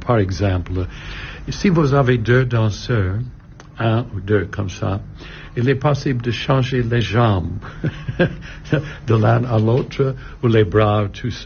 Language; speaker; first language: French; non-native, learner; English